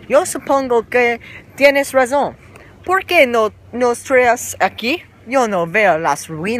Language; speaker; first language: Spanish; non-native, learner; English